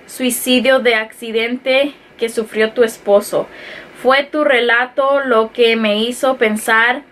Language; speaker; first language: Spanish; early bilingual, heritage; Spanish